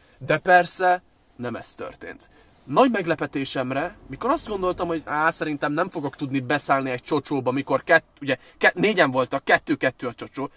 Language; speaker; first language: Hungarian; early bilingual, other home language; Chinese